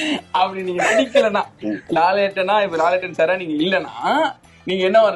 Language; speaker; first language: Tamil; native; Tamil